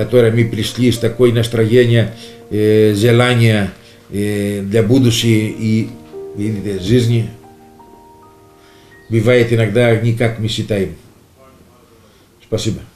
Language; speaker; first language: Russian; non-native, learner; Greek